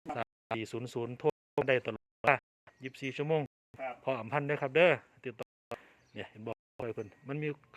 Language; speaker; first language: Thai; native; Thai